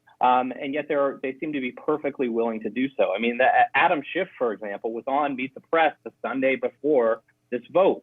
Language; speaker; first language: English; native; English